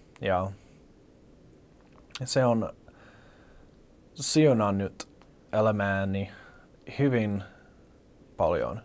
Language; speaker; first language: Finnish; non-native, learner; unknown